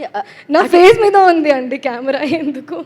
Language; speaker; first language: Telugu; non-native, learner; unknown